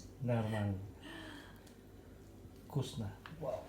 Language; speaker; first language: Russian; non-native, learner; Filipino